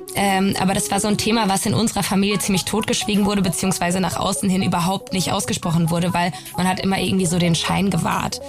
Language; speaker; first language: German; native; German